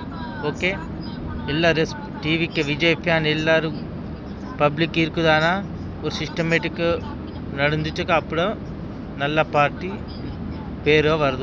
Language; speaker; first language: Tamil; non-native, learner; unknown